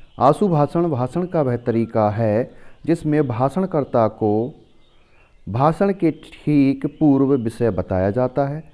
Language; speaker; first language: Hindi; native; Hindi